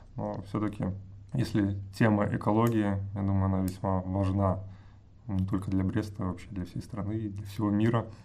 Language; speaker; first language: Russian; native; Russian